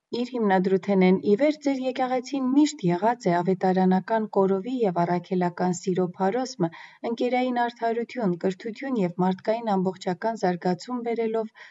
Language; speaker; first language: Armenian; early bilingual, heritage; Armenian